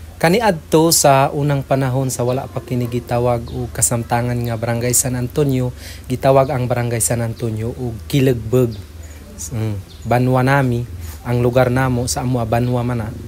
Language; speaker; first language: Cebuano; non-native, local second language; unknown